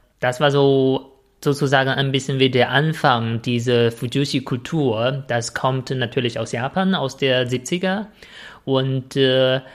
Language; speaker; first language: German; non-native, fluent; Chinese